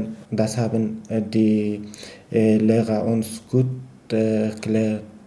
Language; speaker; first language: German; non-native, learner; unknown